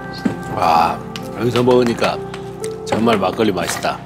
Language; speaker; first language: Korean; native; Korean